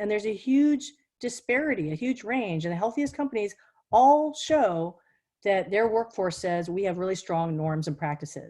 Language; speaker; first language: English; native; English